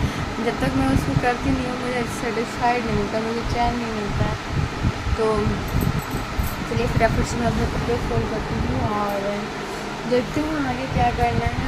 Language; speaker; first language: Hindi; native; Hindi